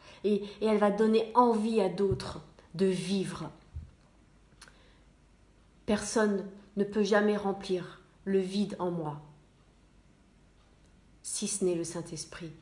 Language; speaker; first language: French; native; French